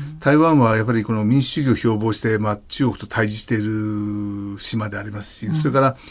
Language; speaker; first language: Japanese; native; Japanese